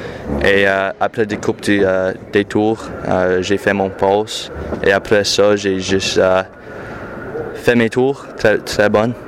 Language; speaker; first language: French; non-native, local second language; English